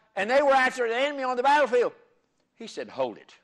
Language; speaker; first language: English; native; English